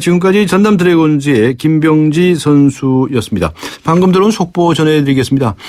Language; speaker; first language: Korean; native; Korean